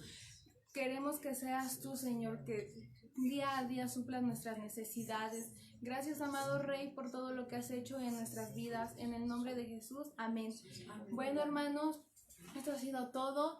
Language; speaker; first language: Spanish; native; Spanish